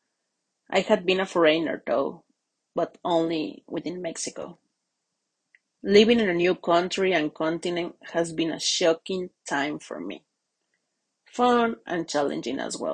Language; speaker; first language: English; non-native, fluent; Spanish